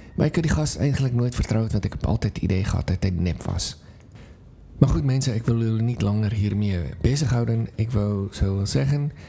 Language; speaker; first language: Dutch; non-native, fluent; Afrikaans